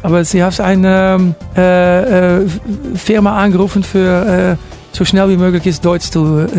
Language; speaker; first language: German; non-native, learner; Dutch